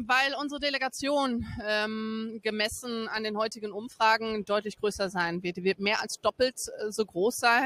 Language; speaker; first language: German; native; German